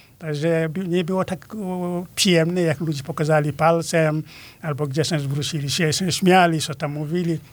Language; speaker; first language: Polish; non-native, fluent; Fula